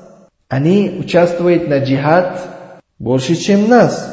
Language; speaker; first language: Russian; non-native, learner; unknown